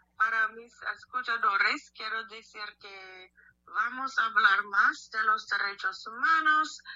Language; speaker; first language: Spanish; non-native, learner; English